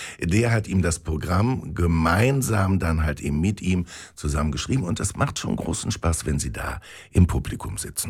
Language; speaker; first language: German; native; German